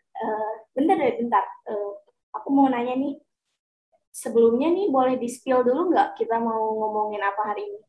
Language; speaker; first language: Indonesian; native; Indonesian